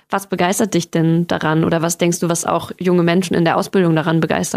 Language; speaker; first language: German; native; German